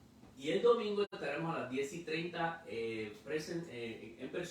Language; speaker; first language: Spanish; native; Spanish